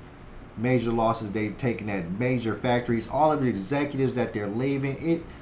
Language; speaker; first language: English; native; English